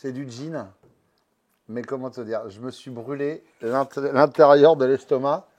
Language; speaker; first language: French; native; French